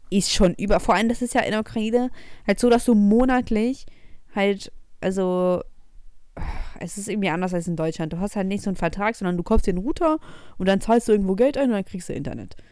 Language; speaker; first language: German; early bilingual, other home language; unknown